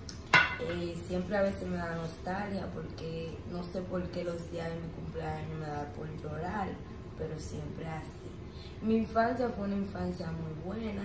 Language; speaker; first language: Spanish; native; Spanish